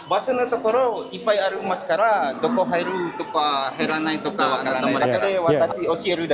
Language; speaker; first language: Japanese; non-native, learner; Indonesian